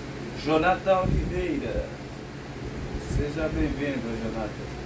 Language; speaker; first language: Portuguese; non-native, learner; Haitian Creole